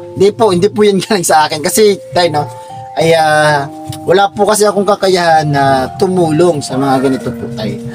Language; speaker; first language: Filipino; native; Filipino